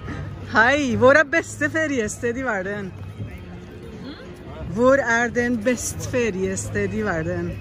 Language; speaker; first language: Norwegian; non-native, learner; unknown